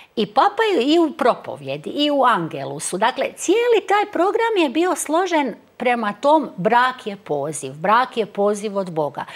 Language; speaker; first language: Croatian; native; Croatian